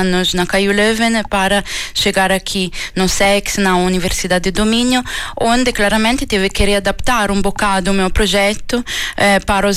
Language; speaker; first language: Portuguese; non-native, fluent; Italian